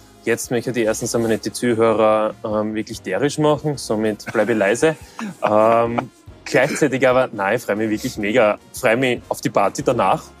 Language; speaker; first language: German; native; German